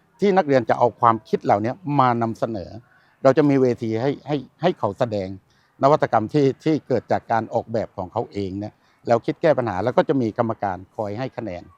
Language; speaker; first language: Thai; native; Thai